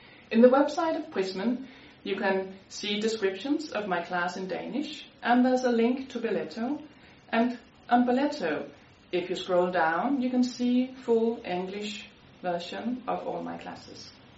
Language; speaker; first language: English; non-native, fluent; Danish